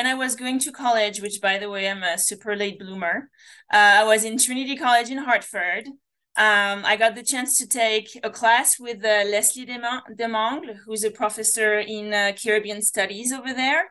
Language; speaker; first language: English; non-native, fluent; French